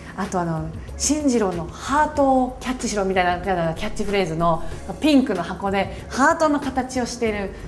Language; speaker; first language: Japanese; early bilingual, heritage; Japanese